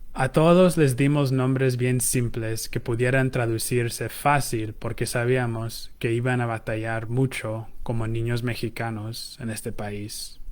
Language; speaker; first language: Spanish; early bilingual, heritage; Spanish